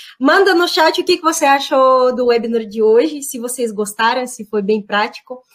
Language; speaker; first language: Portuguese; non-native, fluent; Russian